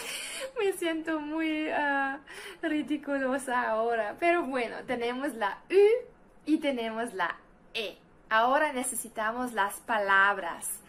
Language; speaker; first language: Spanish; non-native, learner; German